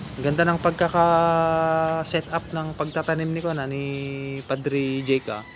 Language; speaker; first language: Filipino; non-native, local second language; Iloko